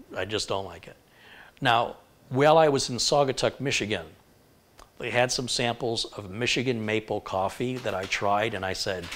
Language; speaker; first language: English; native; English